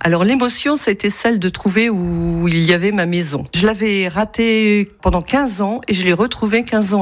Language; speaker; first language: French; native; French